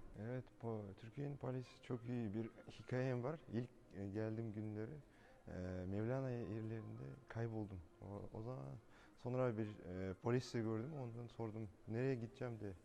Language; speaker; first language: Turkish; non-native, learner; Kazakh